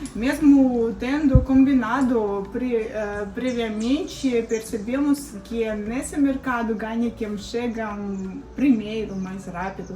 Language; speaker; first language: Portuguese; non-native, fluent; Russian